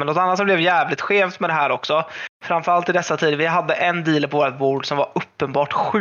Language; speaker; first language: Swedish; native; Swedish